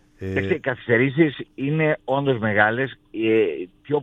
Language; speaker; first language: Greek; native; Greek